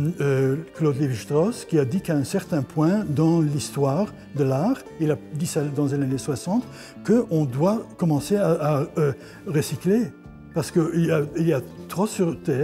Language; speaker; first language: French; non-native, fluent; Dutch